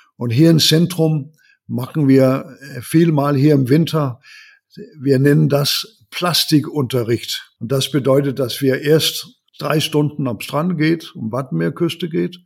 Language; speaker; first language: German; non-native, learner; Danish